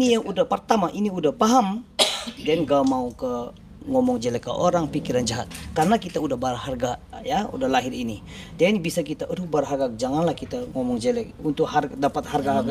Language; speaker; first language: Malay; non-native, learner; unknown